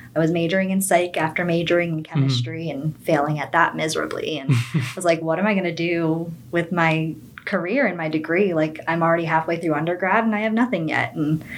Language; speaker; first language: English; native; English